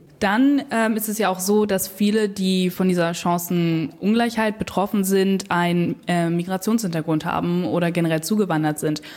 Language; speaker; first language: German; native; German